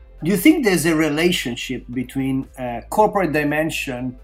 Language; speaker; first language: English; non-native, fluent; Italian